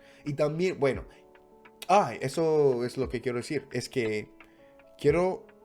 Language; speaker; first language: Spanish; non-native, fluent; English